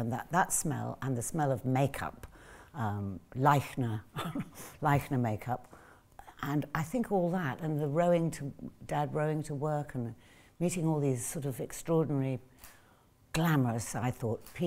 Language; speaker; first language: English; native; English